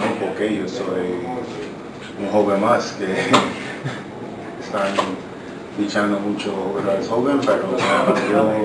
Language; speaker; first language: Spanish; non-native, learner; English